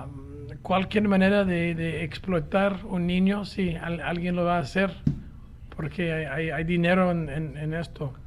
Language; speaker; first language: Spanish; non-native, fluent; English